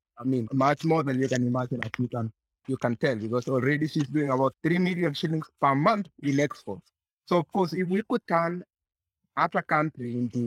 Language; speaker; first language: English; non-native, local second language; Kikuyu